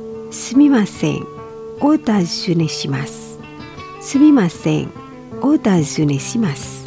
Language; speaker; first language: Japanese; non-native, fluent; Indonesian